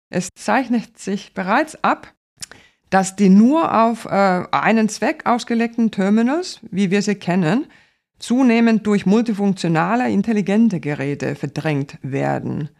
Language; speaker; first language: German; non-native, fluent; Finnish